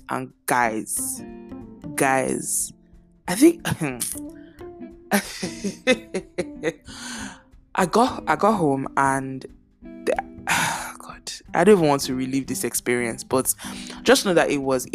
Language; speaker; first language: English; non-native, local second language; Yoruba